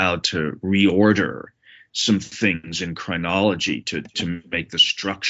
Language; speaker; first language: English; native; English